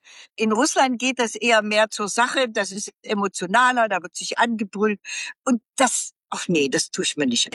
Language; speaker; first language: German; native; German